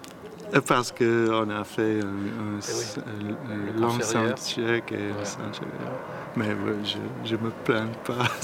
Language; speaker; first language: French; non-native, learner; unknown